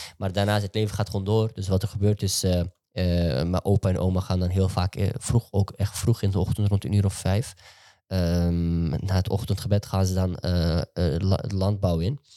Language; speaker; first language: Dutch; native; Dutch